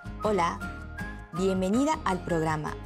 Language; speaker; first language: Spanish; non-native, fluent; Japanese